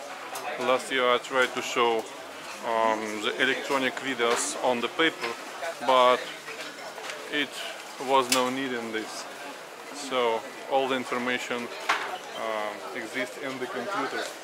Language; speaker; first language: English; non-native, fluent; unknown